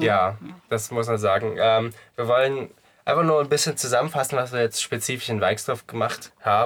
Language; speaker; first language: German; native; German